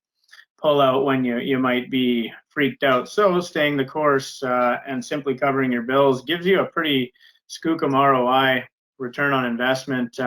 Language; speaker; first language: English; native; English